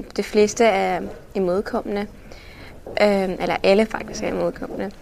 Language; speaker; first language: Danish; non-native, fluent; Arabic